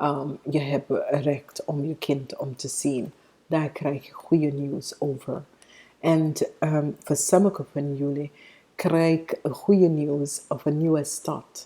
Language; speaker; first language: Dutch; non-native, fluent; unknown